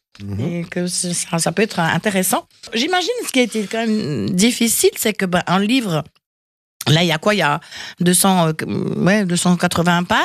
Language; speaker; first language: French; native; French